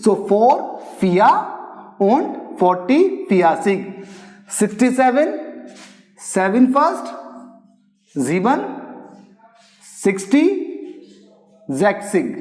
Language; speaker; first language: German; non-native, learner; Hindi